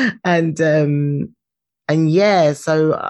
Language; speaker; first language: English; native; English